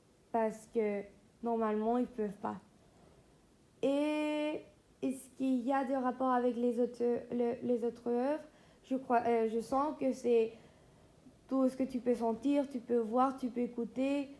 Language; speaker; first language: French; non-native, fluent; Spanish